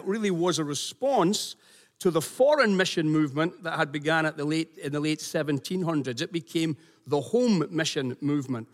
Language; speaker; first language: English; native; English